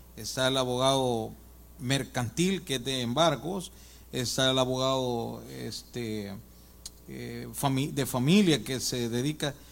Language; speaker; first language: Spanish; native; Spanish